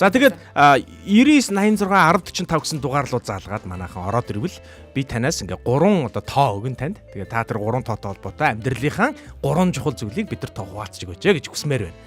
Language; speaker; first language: Mongolian; native; Mongolian